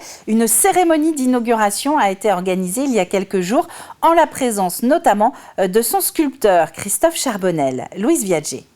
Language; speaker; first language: French; native; French